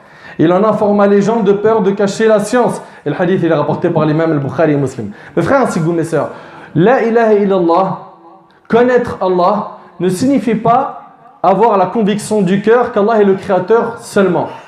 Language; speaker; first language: French; native; French